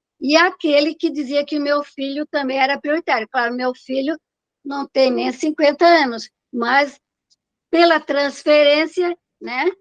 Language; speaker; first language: Portuguese; native; Portuguese